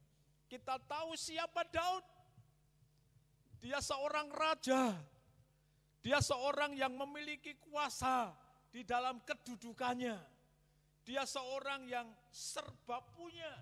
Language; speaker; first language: Indonesian; native; Indonesian